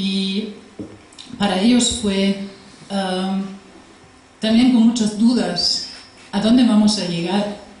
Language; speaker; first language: Spanish; non-native, fluent; German